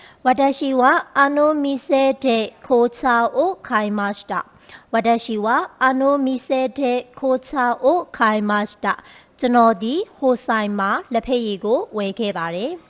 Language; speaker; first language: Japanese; non-native, fluent; Burmese